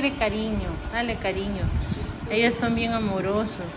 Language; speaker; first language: Spanish; native; Spanish